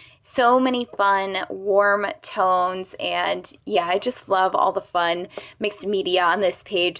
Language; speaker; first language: English; native; English